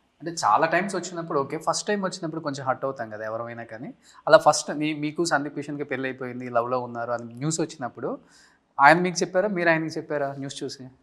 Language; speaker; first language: Telugu; native; Telugu